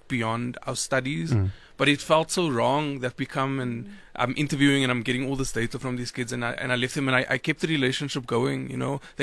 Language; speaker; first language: English; native; English